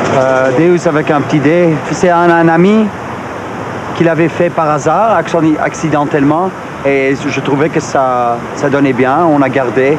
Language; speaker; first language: French; non-native, local second language; Dutch